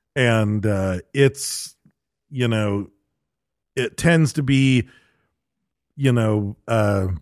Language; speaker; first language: English; native; English